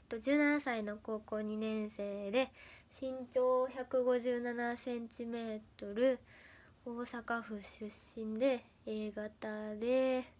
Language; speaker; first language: Japanese; native; Japanese